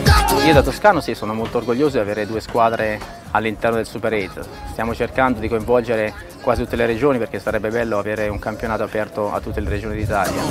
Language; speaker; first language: Italian; native; Italian